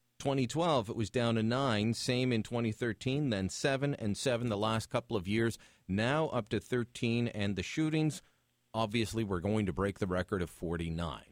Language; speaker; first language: English; native; English